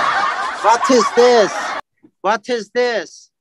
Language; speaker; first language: English; non-native, learner; Turkish